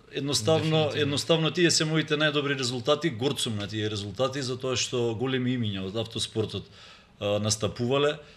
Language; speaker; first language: Macedonian; native; Macedonian